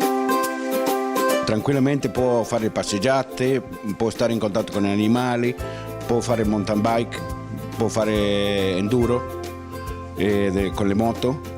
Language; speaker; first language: Italian; non-native, fluent; Spanish